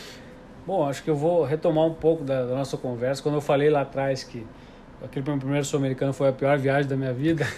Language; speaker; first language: Portuguese; native; Portuguese